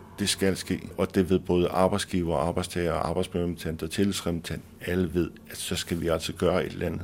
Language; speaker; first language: Danish; native; Danish